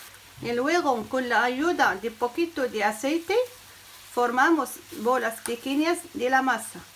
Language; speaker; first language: Spanish; non-native, fluent; Arabic